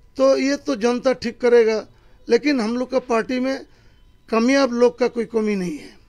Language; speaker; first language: Hindi; non-native, local second language; Bangla